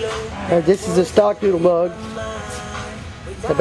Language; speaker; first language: English; native; English